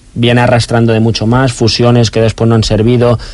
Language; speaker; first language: Spanish; non-native, local second language; Catalan